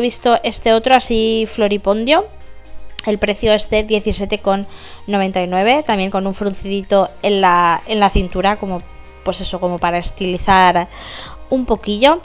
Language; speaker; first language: Spanish; native; Spanish